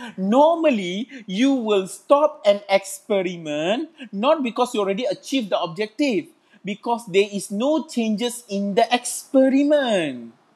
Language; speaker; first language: English; non-native, local second language; Malay